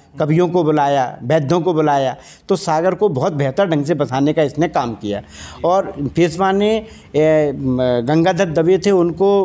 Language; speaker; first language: Hindi; native; Hindi